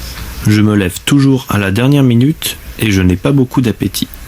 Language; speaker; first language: French; native; French